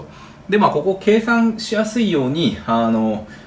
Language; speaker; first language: Japanese; native; Japanese